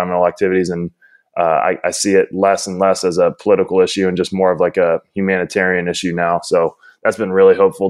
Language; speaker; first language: English; native; English